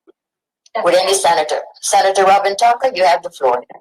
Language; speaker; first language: English; native; English